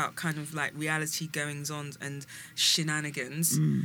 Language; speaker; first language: English; native; English